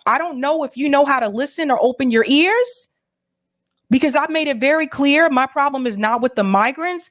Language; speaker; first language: English; native; English